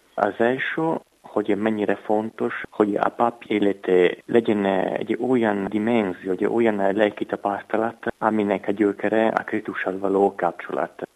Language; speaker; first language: Hungarian; non-native, fluent; Italian